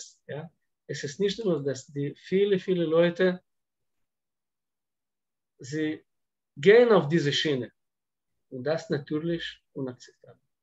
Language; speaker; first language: German; non-native, fluent; Russian